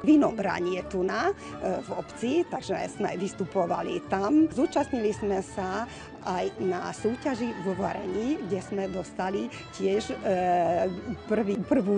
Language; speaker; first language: Slovak; non-native, local second language; Hungarian